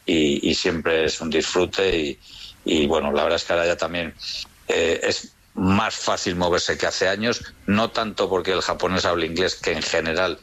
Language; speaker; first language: Spanish; native; Spanish